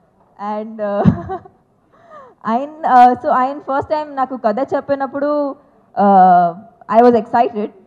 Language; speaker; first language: Telugu; non-native, fluent; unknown